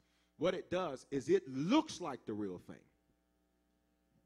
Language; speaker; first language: English; native; English